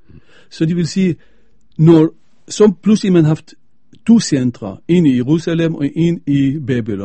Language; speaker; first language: Danish; non-native, fluent; Arabic